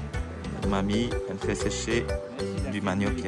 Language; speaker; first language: French; non-native, fluent; Vietnamese